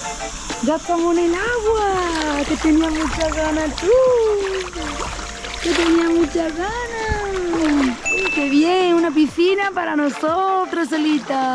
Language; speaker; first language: Spanish; native; Spanish